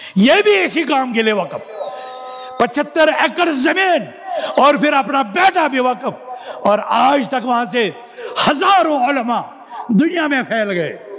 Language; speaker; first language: Urdu; non-native, local second language; Kashmiri